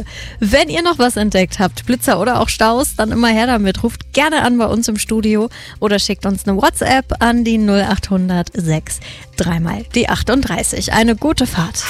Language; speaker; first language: German; native; German